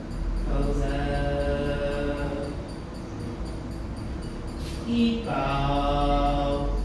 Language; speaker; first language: Vietnamese; non-native, learner; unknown